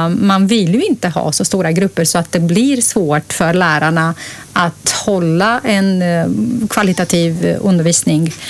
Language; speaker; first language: Swedish; non-native, fluent; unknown